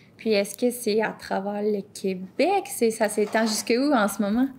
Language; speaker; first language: French; native; French